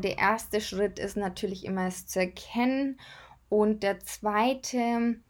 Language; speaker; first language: German; native; German